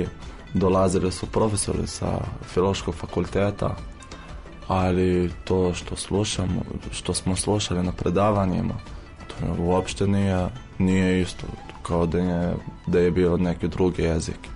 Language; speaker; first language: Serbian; non-native, fluent; Arabic